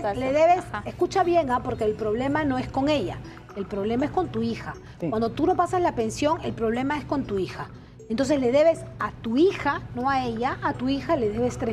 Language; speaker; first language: Spanish; native; Spanish